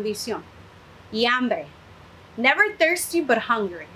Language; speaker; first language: Spanish; early bilingual, heritage; Spanish